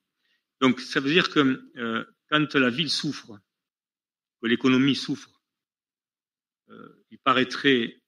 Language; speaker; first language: French; native; French